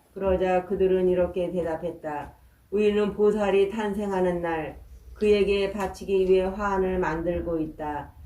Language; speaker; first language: Korean; native; Korean